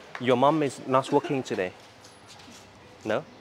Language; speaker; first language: English; non-native, learner; Vietnamese